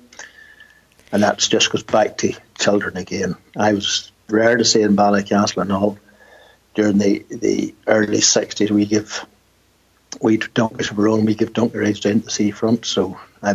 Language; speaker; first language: English; native; English